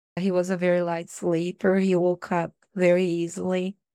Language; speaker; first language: English; non-native, fluent; Portuguese